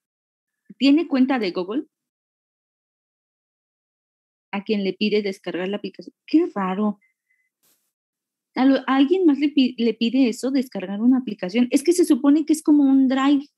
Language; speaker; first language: Spanish; native; Spanish